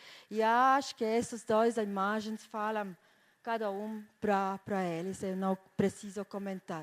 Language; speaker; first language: Portuguese; non-native, fluent; German